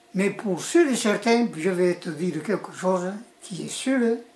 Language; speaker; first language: French; early bilingual, other home language; Spanish